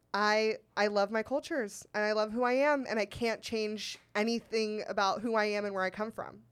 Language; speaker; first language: English; native; English